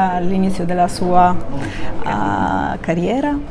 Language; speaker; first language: Italian; non-native, fluent; Bulgarian